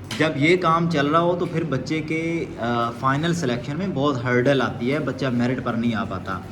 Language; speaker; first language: Urdu; non-native, local second language; Punjabi